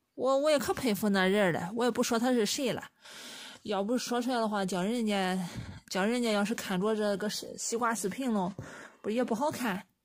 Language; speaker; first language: Chinese; native; Chinese